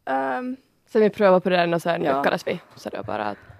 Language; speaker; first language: Swedish; non-native, local second language; Finnish